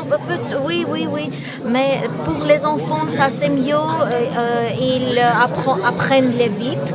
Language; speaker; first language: French; non-native, learner; Armenian